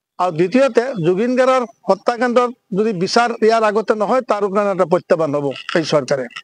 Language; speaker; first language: Assamese; non-native, local second language; Bangla